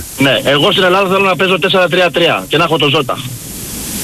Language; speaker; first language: Greek; native; Greek